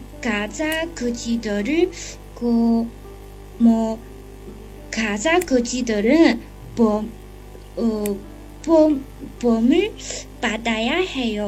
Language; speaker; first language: Korean; non-native, learner; Chinese